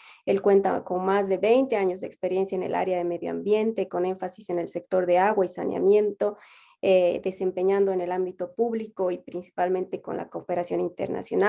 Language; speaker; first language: Spanish; native; Spanish